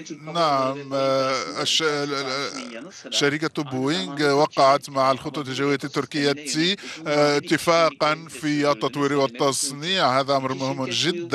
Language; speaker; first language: Arabic; non-native, fluent; Turkish